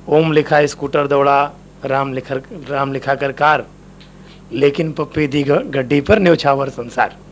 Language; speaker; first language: Hindi; native; Hindi